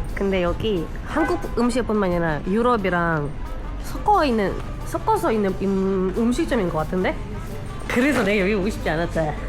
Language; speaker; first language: Korean; non-native, fluent; Ukrainian